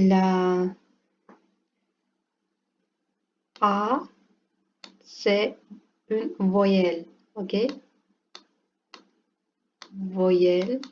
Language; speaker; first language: French; non-native, learner; Portuguese